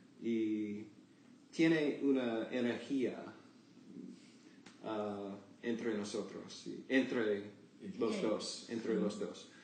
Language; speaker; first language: Spanish; non-native, learner; English